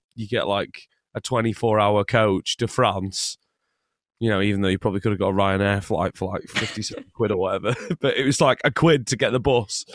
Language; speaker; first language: English; native; English